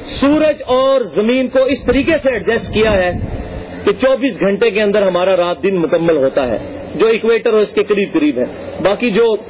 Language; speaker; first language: Urdu; non-native, local second language; Punjabi